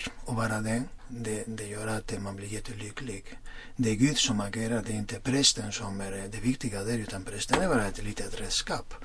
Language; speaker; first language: Swedish; non-native, fluent; Spanish